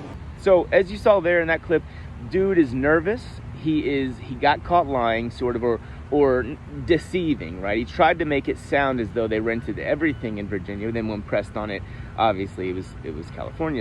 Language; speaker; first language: English; native; English